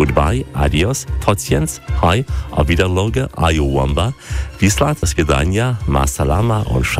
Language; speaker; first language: German; native; German